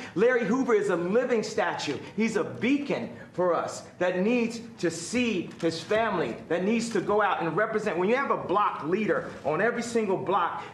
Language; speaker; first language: English; native; English